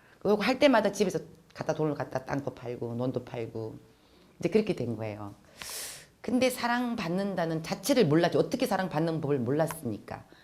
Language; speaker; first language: Korean; native; Korean